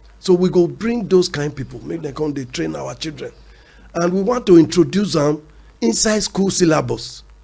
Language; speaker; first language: Nigerian Pidgin; non-native, local second language; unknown